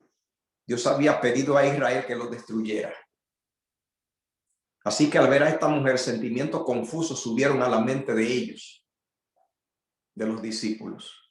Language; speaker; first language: Spanish; native; Spanish